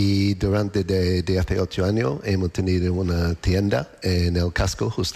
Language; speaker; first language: Spanish; non-native, learner; English